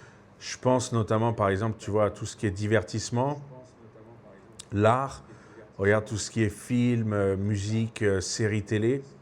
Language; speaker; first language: French; native; French